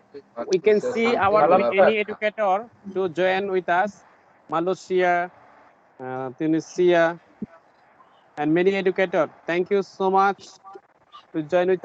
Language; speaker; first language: English; non-native, learner; Bangla